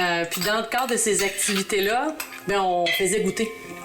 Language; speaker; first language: French; native; French